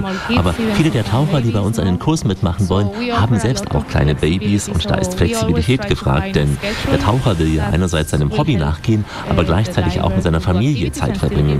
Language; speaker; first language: German; native; German